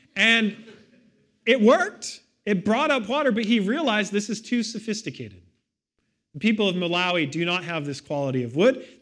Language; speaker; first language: English; native; English